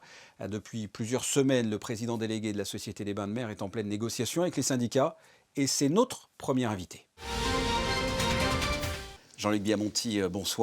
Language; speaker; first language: French; native; French